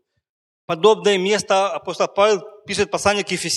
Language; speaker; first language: Czech; non-native, learner; Russian